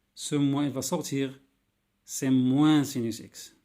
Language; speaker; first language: French; non-native, local second language; Arabic